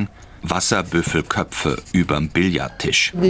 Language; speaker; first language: German; native; German